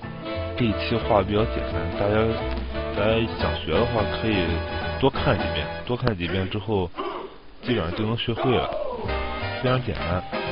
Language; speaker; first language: Chinese; native; Chinese